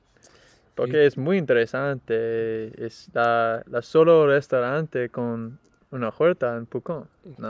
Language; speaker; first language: Spanish; non-native, learner; English